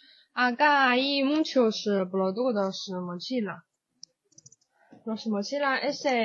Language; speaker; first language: Spanish; non-native, learner; Chinese